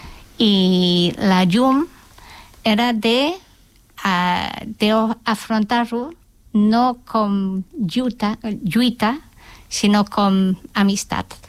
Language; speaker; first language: Catalan; non-native, fluent; English